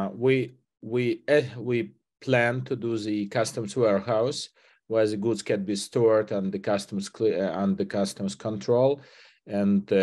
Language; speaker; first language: English; non-native, fluent; Ukrainian